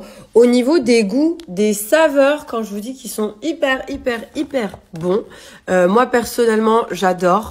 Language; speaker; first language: French; native; French